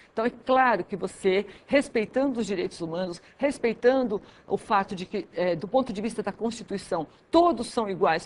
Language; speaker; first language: Portuguese; native; Portuguese